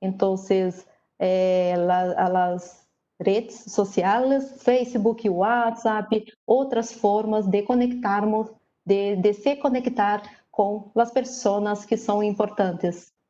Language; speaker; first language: Spanish; non-native, learner; Portuguese